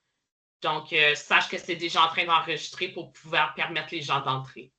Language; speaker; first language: French; native; French